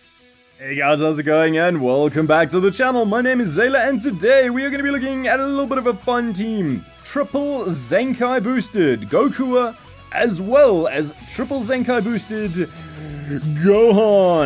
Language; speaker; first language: English; native; English